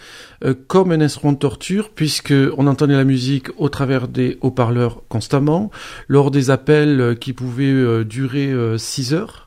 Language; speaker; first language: French; native; French